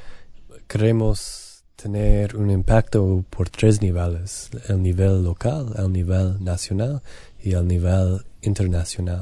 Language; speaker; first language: Spanish; non-native, learner; English